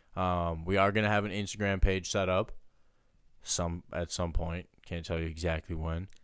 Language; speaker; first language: English; native; English